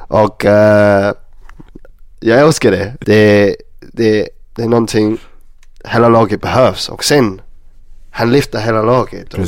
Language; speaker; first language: Swedish; non-native, learner; English